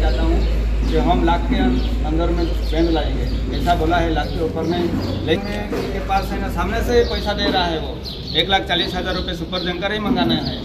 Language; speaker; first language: Hindi; non-native, local second language; Gujarati